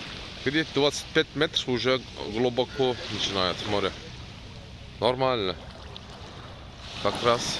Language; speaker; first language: Russian; non-native, learner; Turkish